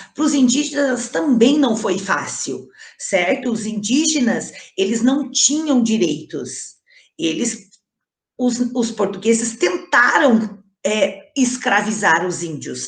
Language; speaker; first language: Portuguese; native; Portuguese